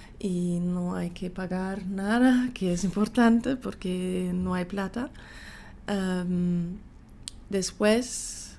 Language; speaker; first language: Spanish; early bilingual, heritage; German